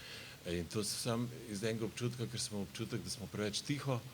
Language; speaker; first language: Slovenian; native; Slovenian